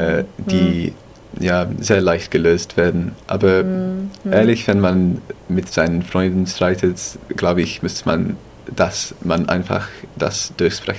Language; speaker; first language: German; non-native, fluent; English